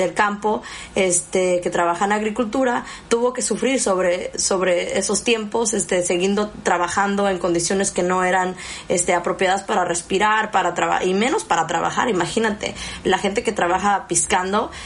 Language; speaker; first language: Spanish; early bilingual, heritage; Spanish